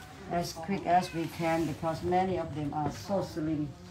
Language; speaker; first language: English; non-native, learner; Thai